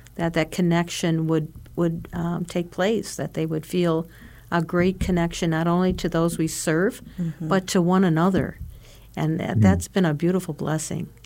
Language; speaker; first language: English; native; English